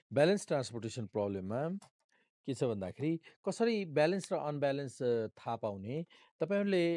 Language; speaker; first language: Nepali; non-native, local second language; Maithili